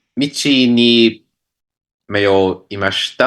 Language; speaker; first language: Japanese; non-native, learner; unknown